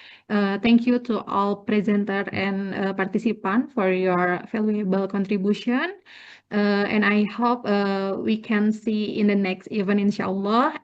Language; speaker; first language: English; non-native, learner; Indonesian